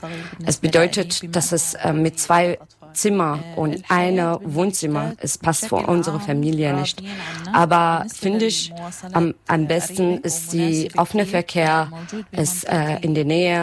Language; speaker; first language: German; non-native, learner; Arabic